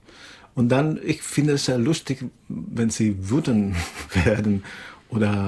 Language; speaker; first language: German; non-native, learner; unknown